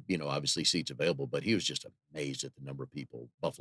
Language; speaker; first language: English; native; English